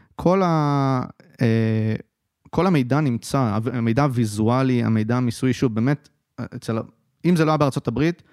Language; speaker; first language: Hebrew; native; Hebrew